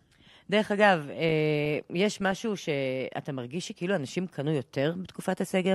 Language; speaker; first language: Hebrew; native; Hebrew